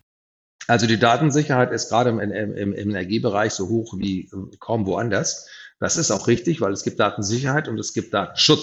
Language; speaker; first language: German; native; German